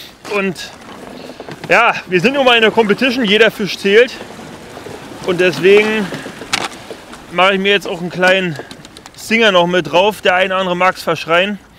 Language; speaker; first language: German; native; German